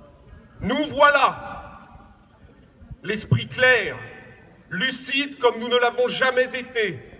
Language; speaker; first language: French; native; French